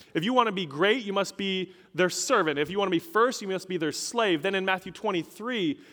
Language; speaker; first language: English; native; English